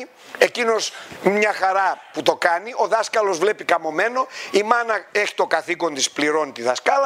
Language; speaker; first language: Greek; native; Greek